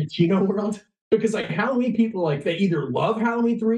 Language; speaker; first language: English; native; English